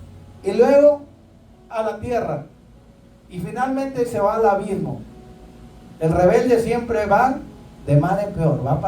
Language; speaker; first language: Spanish; native; Spanish